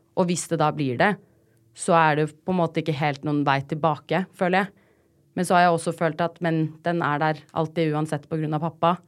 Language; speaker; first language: Norwegian; native; Norwegian